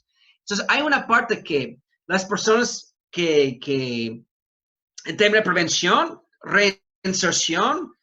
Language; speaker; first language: Spanish; non-native, fluent; English